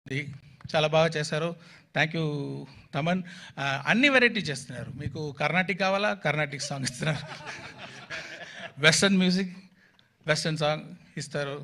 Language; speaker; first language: Telugu; non-native, fluent; Tamil